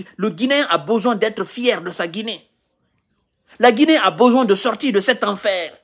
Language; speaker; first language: French; non-native, local second language; Mandingo